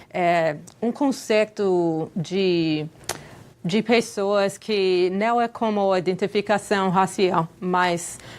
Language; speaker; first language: Portuguese; non-native, fluent; English